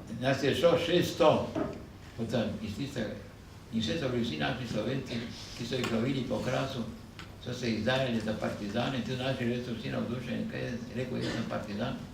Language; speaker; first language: Slovenian; native; Slovenian